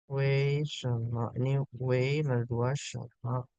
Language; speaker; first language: Chinese; non-native, fluent; Indonesian